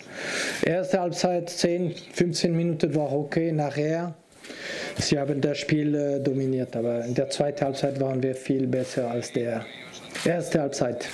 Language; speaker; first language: German; non-native, local second language; French